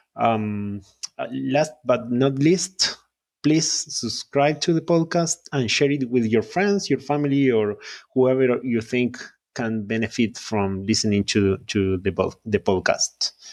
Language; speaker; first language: English; non-native, fluent; Spanish